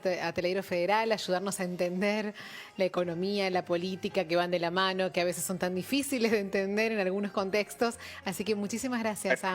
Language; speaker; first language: Spanish; native; Spanish